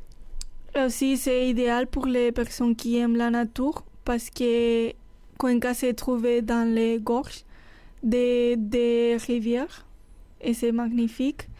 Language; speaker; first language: French; non-native, fluent; Spanish